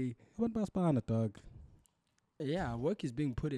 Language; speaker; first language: English; non-native, local second language; Zulu